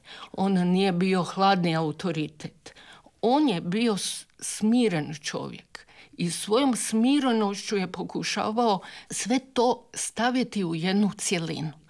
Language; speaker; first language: Serbian; native; Serbian